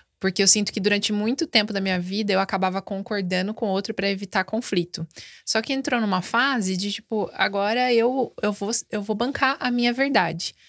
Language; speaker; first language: Portuguese; native; Portuguese